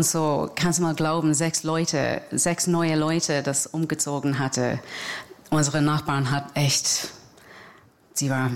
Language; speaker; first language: German; non-native, fluent; English